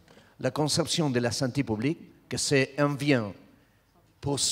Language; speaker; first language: French; non-native, learner; Spanish